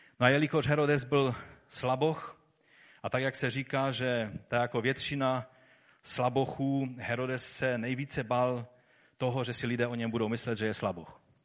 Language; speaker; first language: Czech; native; Czech